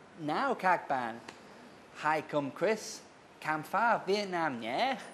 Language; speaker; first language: Vietnamese; non-native, learner; English